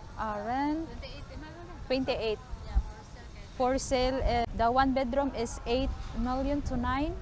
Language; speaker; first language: English; non-native, local second language; Cebuano